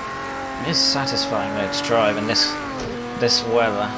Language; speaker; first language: English; native; English